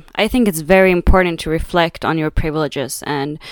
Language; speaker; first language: English; non-native, fluent; Swedish